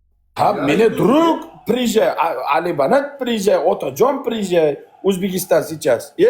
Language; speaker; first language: Russian; non-native, learner; Uzbek